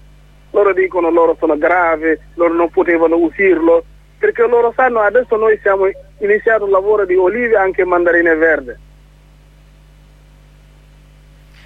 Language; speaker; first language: Italian; non-native, learner; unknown